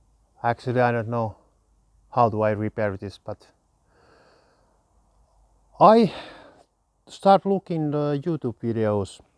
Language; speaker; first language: English; non-native, learner; Finnish